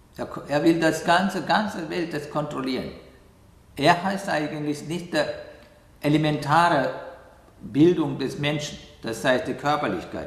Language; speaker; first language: German; non-native, learner; Sinhala